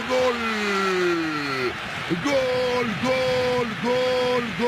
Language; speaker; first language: Arabic; native; Arabic